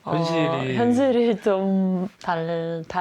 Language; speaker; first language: Korean; non-native, fluent; Dutch